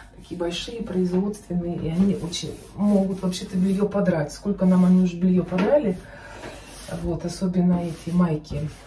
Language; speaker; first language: Russian; native; Russian